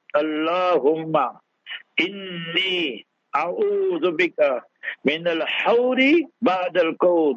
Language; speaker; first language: English; early bilingual, other home language; Urdu